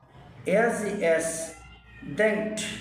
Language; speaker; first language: German; non-native, learner; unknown